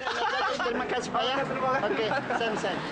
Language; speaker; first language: Indonesian; non-native, local second language; Nias